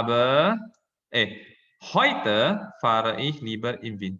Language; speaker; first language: German; non-native, fluent; Indonesian